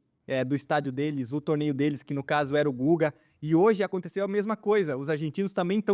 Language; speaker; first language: Portuguese; native; Portuguese